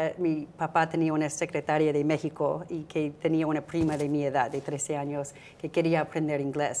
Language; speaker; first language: Spanish; non-native, fluent; English